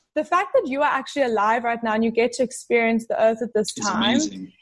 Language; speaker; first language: English; native; English